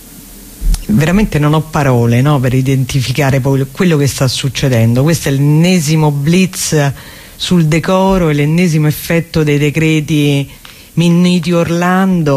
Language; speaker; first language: Italian; native; Italian